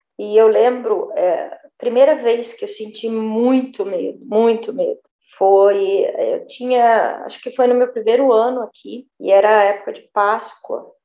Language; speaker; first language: Portuguese; native; Portuguese